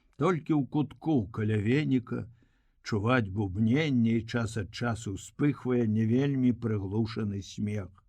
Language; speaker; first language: Belarusian; native; Belarusian